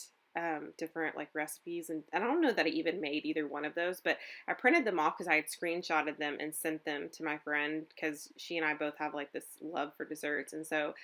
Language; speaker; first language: English; native; English